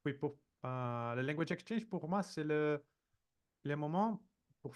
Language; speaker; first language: French; non-native, fluent; Portuguese